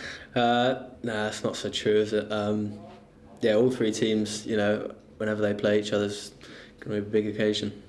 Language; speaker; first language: English; native; English